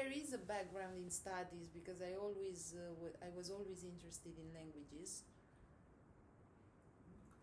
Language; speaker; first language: English; non-native, fluent; Romanian